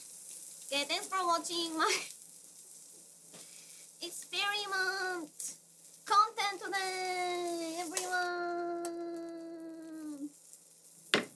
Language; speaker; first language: English; non-native, fluent; Korean